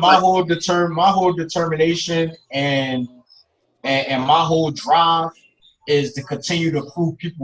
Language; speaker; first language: English; native; English